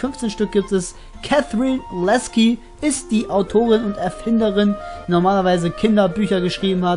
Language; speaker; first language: German; native; German